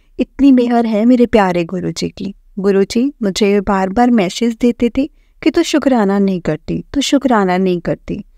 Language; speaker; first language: Hindi; non-native, local second language; Marathi